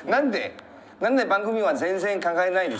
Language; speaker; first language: Japanese; non-native, learner; Chinese